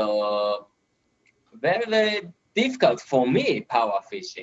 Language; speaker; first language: English; non-native, learner; Japanese